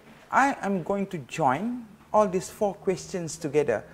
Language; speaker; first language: English; non-native, local second language; Malay